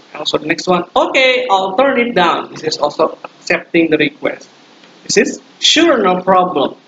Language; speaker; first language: English; non-native, fluent; Indonesian